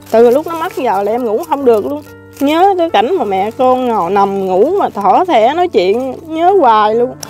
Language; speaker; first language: Vietnamese; native; Vietnamese